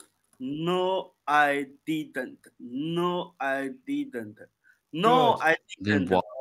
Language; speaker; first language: English; non-native, learner; Chinese